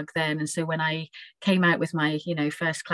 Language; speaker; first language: English; native; English